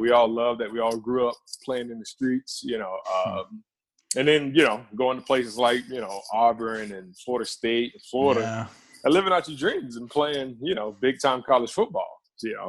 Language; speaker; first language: English; native; English